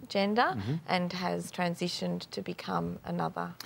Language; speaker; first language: English; native; English